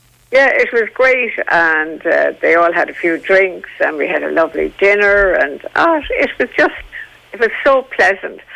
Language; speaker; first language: English; native; English